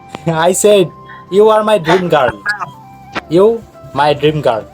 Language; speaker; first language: English; non-native, fluent; Bangla